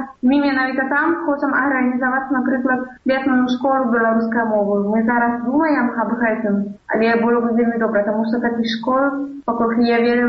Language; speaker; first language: Belarusian; non-native, fluent; Italian